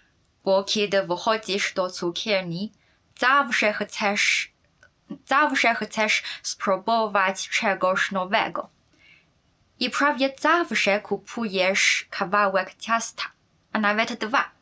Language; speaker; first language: Polish; non-native, fluent; Chinese